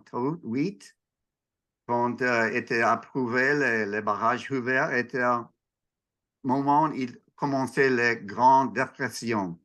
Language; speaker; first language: French; non-native, learner; English